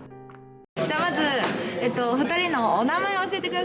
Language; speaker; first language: Japanese; native; Japanese